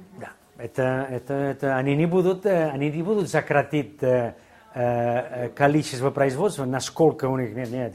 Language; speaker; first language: Russian; non-native, fluent; Spanish